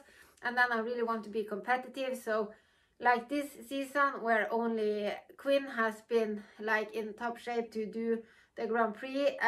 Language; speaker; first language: English; non-native, fluent; Norwegian